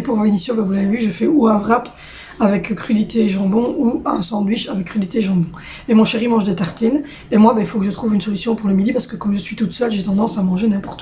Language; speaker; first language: French; native; French